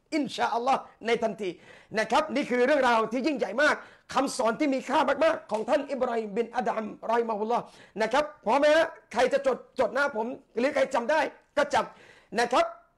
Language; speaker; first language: Thai; non-native, local second language; Malay